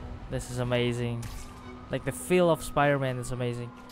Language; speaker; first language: English; non-native, fluent; Vietnamese